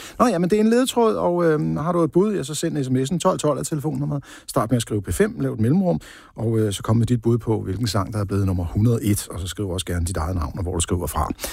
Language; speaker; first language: Danish; native; Danish